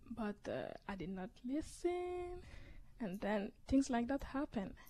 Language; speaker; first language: English; native; English